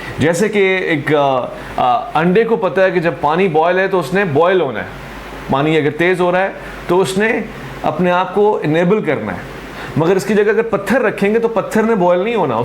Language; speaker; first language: Urdu; non-native, local second language; Sindhi